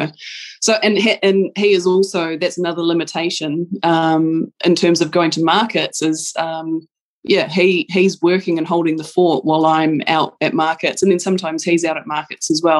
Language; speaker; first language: English; native; English